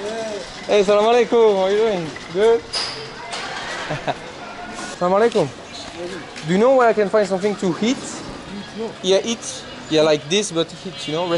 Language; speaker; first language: English; non-native, learner; French